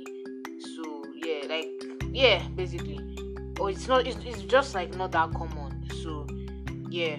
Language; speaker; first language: English; non-native, local second language; Yoruba